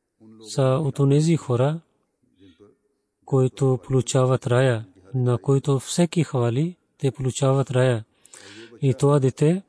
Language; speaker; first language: Bulgarian; non-native, learner; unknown